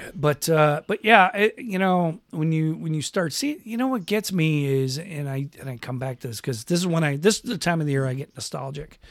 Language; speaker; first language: English; native; English